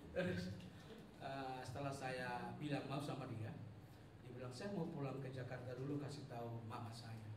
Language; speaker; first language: Indonesian; non-native, local second language; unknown